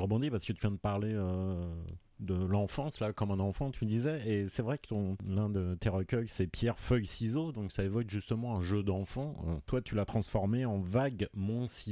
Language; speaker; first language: French; native; French